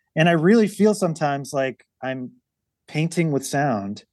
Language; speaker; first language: English; native; English